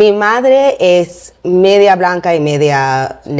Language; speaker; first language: Spanish; non-native, learner; English